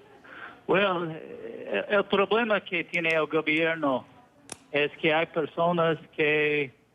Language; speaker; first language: Spanish; early bilingual, heritage; Spanish